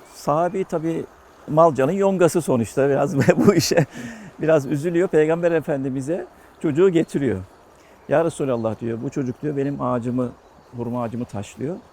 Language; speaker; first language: Turkish; native; Turkish